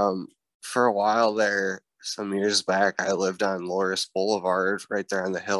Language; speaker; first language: English; native; English